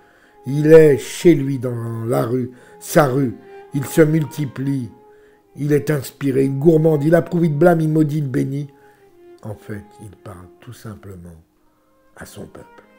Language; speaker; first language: French; native; French